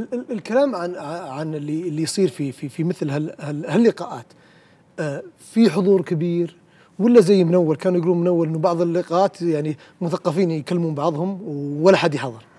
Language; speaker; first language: Arabic; native; Arabic